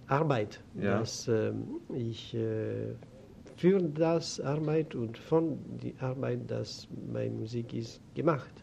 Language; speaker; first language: German; non-native, learner; Greek